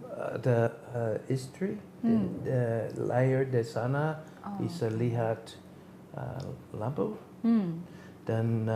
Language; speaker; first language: Indonesian; non-native, learner; English